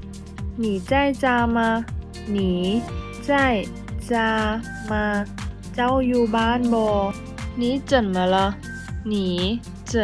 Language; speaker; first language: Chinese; non-native, fluent; Lao